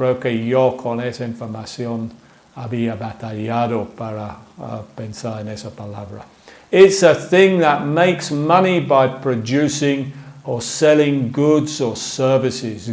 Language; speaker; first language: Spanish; non-native, fluent; English